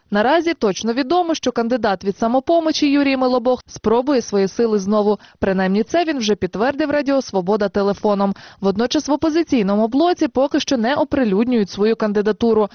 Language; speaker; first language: Ukrainian; native; Ukrainian